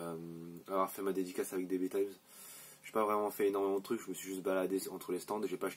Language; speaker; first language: French; native; French